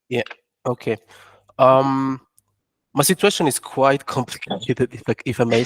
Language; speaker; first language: English; non-native, fluent; French